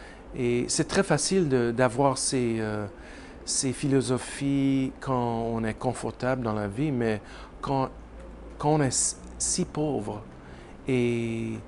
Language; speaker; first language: French; non-native, learner; English